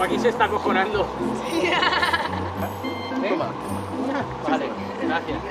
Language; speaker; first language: Spanish; native; Spanish